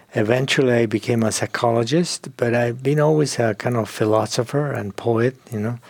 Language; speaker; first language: English; non-native, fluent; Spanish